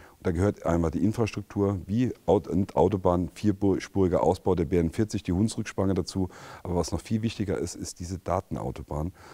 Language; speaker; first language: German; native; German